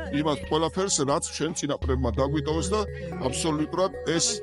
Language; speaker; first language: Georgian; non-native, local second language; Svan